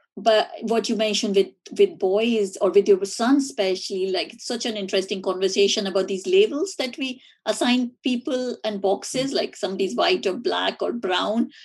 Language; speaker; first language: English; non-native, local second language; Hindi